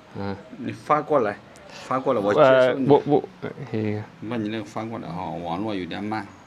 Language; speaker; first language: Chinese; native; Chinese